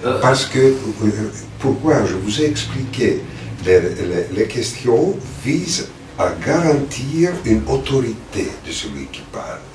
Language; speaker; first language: French; non-native, fluent; Greek